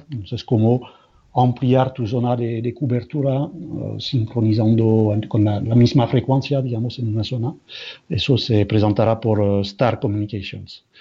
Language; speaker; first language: Spanish; non-native, fluent; French